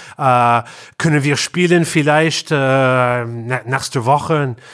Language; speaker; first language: German; non-native, learner; English